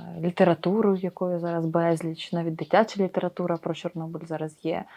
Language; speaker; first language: Ukrainian; native; Ukrainian